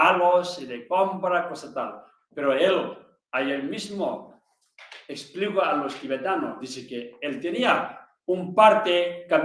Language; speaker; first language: Spanish; non-native, learner; Tibetan